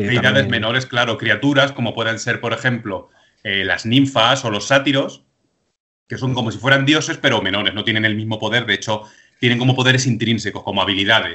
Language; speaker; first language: Spanish; native; Spanish